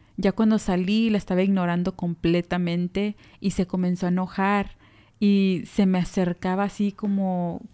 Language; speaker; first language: Spanish; early bilingual, heritage; Spanish